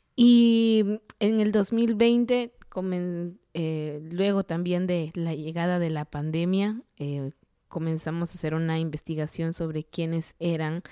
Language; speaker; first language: Spanish; non-native, local second language; Kaqchikel